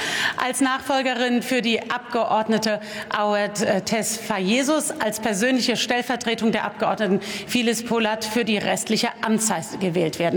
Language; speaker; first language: German; native; German